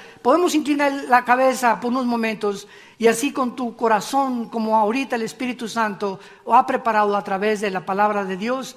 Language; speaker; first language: Spanish; native; Spanish